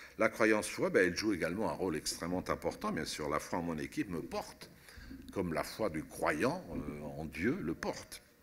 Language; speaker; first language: French; early bilingual, other home language; Italian